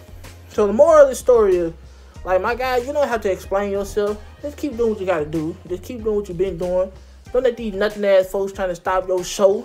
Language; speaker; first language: English; native; English